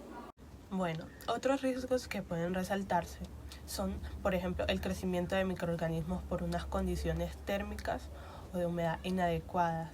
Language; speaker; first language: Spanish; native; Spanish